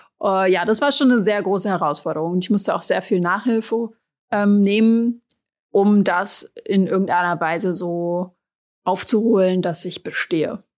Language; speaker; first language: German; native; German